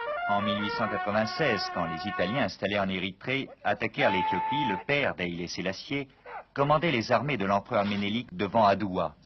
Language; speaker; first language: French; native; French